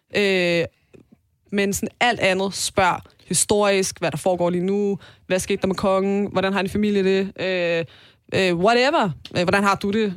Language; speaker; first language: Danish; early bilingual, other home language; Persian